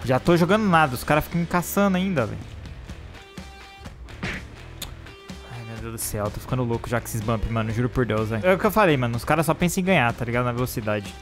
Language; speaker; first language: Portuguese; native; Portuguese